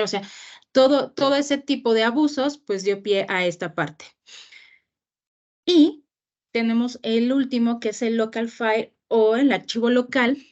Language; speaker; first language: Spanish; native; Spanish